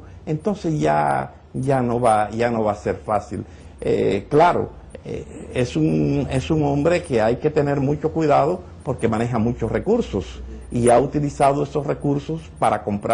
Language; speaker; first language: Spanish; native; Spanish